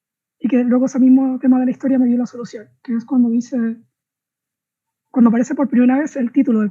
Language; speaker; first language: Spanish; native; Spanish